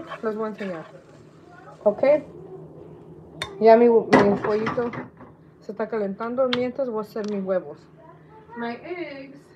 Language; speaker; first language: Spanish; early bilingual, heritage; Spanish